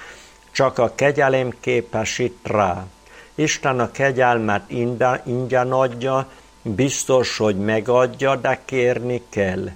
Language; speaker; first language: Hungarian; native; Hungarian